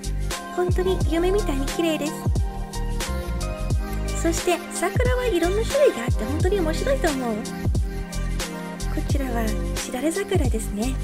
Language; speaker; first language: Japanese; non-native, fluent; English